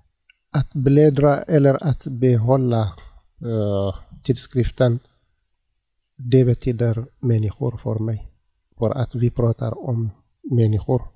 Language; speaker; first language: Swedish; non-native, learner; Tigrinya